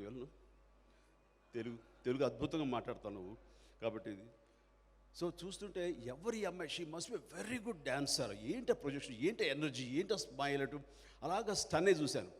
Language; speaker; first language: Telugu; native; Telugu